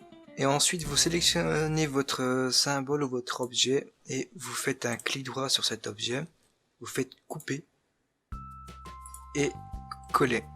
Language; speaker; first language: French; native; French